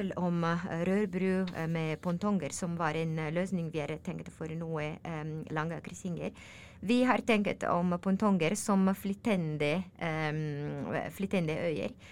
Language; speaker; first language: Norwegian; non-native, learner; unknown